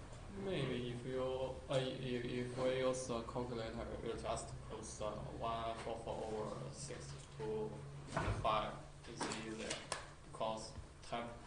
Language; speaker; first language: English; non-native, learner; Chinese